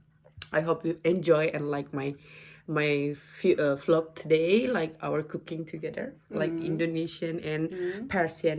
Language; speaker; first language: English; non-native, learner; Indonesian